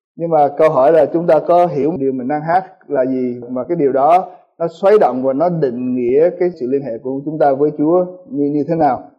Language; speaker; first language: Vietnamese; early bilingual, heritage; Vietnamese